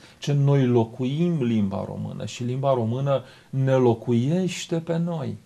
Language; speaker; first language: Romanian; native; Romanian